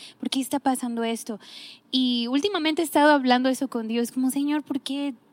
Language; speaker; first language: Spanish; native; Spanish